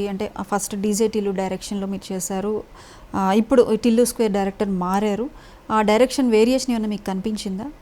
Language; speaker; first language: Telugu; native; Telugu